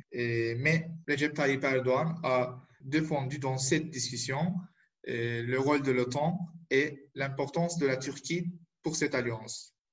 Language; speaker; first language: French; non-native, fluent; Turkish